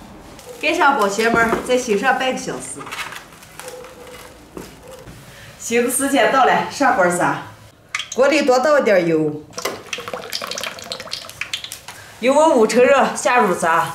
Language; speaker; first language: Chinese; native; Chinese